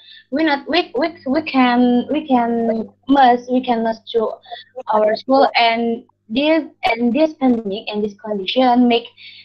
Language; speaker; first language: English; non-native, learner; Indonesian